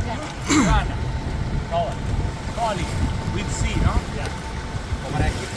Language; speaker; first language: English; non-native, learner; Italian